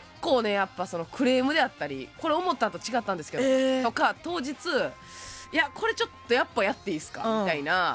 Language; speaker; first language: Japanese; native; Japanese